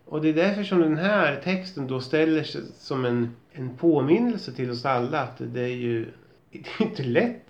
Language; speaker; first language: Swedish; native; Swedish